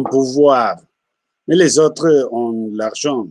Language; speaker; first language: French; non-native, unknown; Spanish